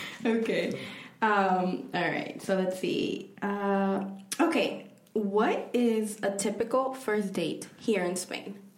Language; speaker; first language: English; early bilingual, other home language; Spanish